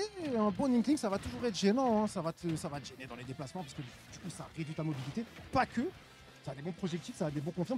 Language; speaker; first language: French; native; French